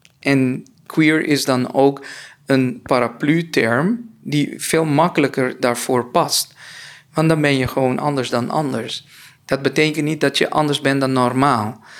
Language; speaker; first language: Dutch; non-native, local second language; Papiamento